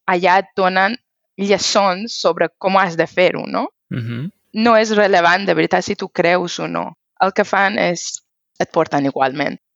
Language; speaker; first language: Catalan; non-native, fluent; Persian